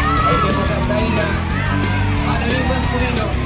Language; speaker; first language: Spanish; non-native, local second language; Galician